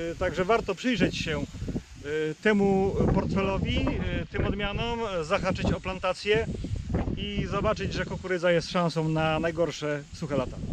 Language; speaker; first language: Polish; native; Polish